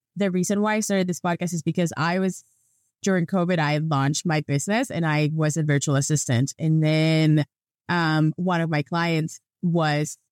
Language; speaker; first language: English; non-native, fluent; Spanish